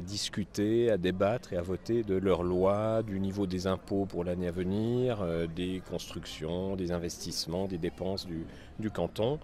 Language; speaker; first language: French; native; French